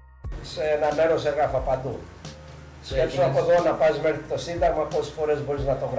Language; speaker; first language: Greek; early bilingual, heritage; Greek